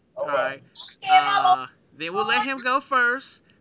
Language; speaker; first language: English; native; English